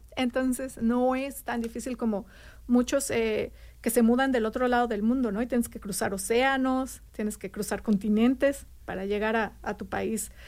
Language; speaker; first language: Spanish; native; Spanish